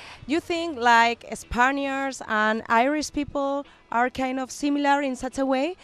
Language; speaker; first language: English; non-native, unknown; Spanish